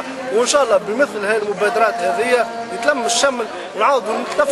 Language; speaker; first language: Arabic; native; Arabic